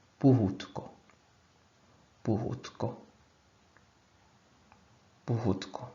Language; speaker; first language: Finnish; non-native, fluent; French